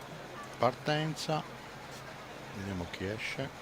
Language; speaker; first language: Italian; native; Italian